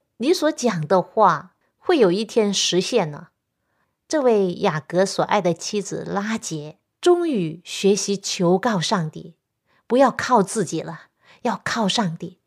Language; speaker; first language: Chinese; non-native, local second language; Cantonese